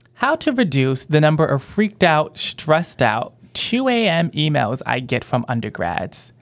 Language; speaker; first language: English; native; English